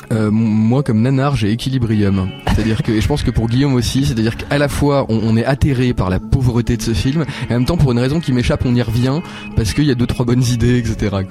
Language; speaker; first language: French; native; French